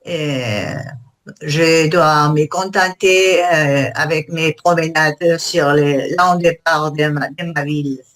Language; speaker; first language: French; non-native, learner; Spanish